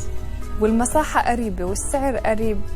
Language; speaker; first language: Arabic; native; Arabic